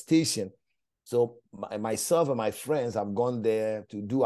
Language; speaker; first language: English; non-native, local second language; Akan